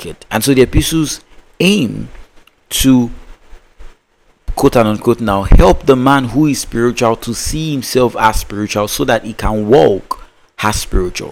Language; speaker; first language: English; non-native, local second language; Yoruba